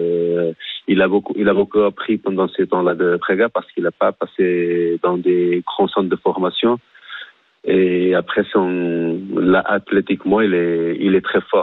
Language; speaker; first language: French; non-native, fluent; Portuguese